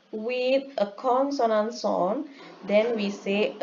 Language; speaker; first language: English; non-native, learner; Indonesian